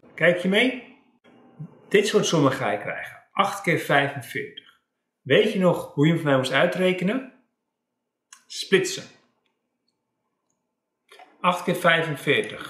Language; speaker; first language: Dutch; native; Dutch